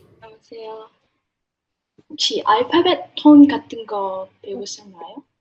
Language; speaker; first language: Korean; non-native, learner; Vietnamese